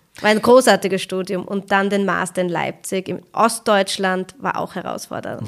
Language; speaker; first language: German; early bilingual, other home language; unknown